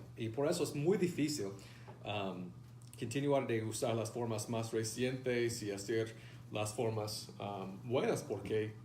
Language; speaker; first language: Spanish; non-native, fluent; English